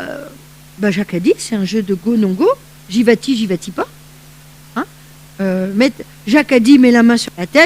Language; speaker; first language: French; native; French